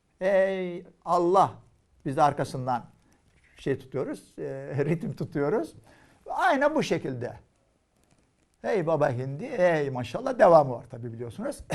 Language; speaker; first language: Turkish; non-native, fluent; Arabic